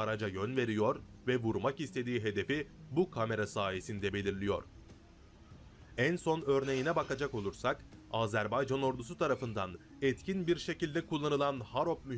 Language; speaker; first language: Turkish; native; Turkish